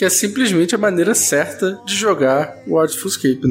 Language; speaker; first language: Portuguese; native; Portuguese